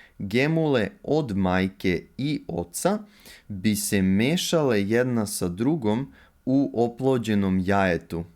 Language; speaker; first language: Serbian; native; Serbian